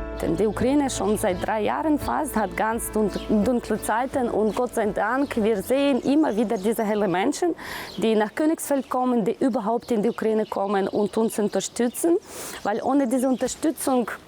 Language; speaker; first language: German; non-native, fluent; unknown